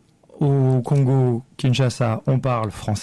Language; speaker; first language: French; native; French